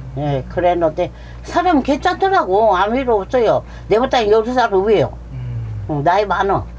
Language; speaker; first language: Korean; non-native, fluent; Japanese